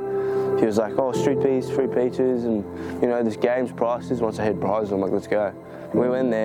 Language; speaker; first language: English; early bilingual, other home language; Greek